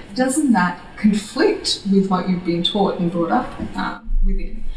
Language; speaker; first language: English; native; English